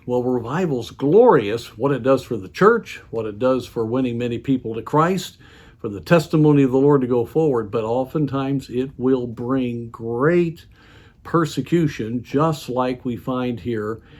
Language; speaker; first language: English; native; English